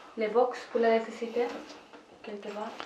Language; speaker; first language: French; native; French